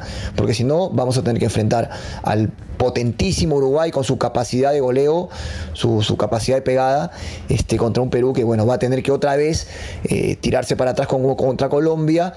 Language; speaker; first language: Spanish; native; Spanish